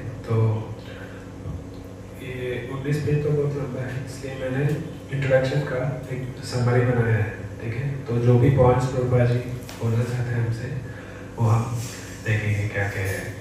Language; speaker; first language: Hindi; non-native, fluent; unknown